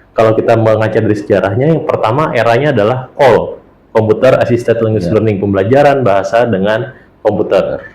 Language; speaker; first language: Indonesian; native; Indonesian